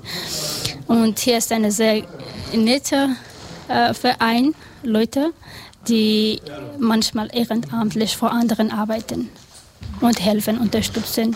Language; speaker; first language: German; non-native, learner; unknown